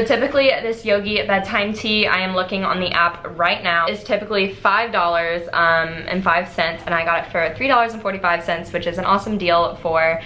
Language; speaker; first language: English; native; English